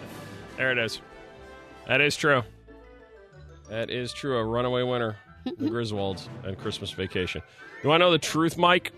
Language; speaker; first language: English; native; English